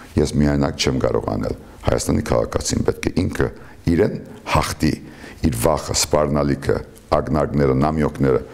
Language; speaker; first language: Armenian; early bilingual, heritage; Armenian